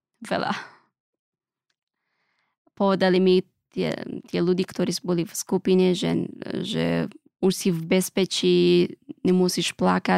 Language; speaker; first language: Slovak; non-native, learner; Pashto